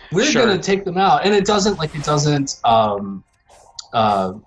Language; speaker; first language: English; native; English